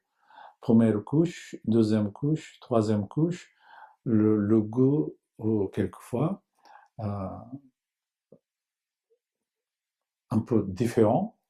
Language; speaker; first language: French; non-native, fluent; Japanese